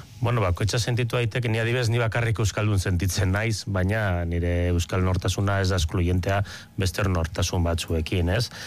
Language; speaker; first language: Basque; native; Basque